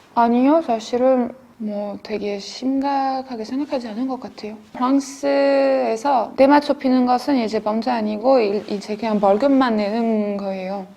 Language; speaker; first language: Korean; non-native, fluent; French